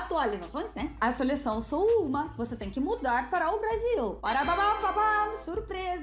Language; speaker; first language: Portuguese; non-native, fluent; Russian